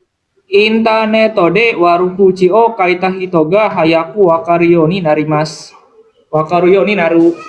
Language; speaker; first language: Japanese; non-native, learner; Indonesian